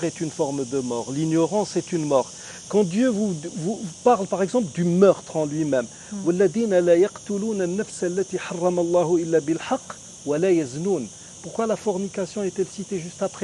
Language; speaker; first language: French; non-native, local second language; Arabic